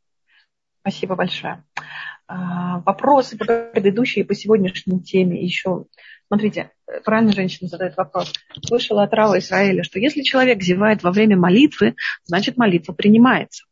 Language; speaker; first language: Russian; native; Russian